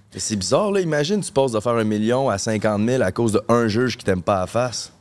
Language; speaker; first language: French; native; French